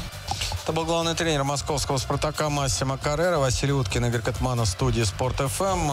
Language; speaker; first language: Russian; native; Russian